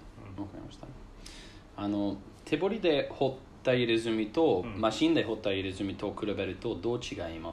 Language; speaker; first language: Japanese; non-native, learner; English